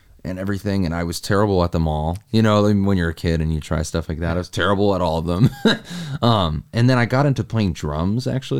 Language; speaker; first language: English; native; English